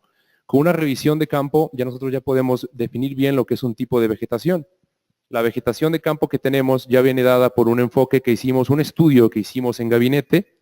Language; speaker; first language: Spanish; native; Spanish